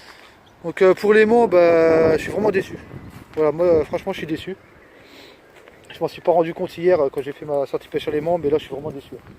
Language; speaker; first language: French; native; French